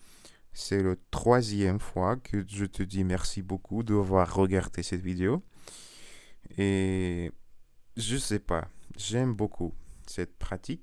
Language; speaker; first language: French; non-native, learner; Russian